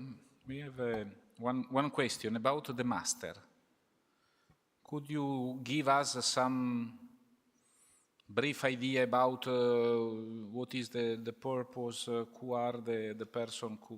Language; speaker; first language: English; non-native, fluent; Italian